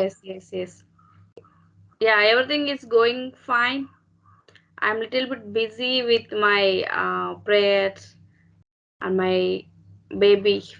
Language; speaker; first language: English; non-native, learner; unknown